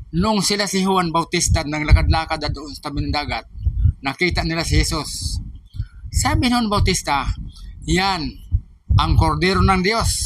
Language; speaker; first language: Filipino; non-native, local second language; Cebuano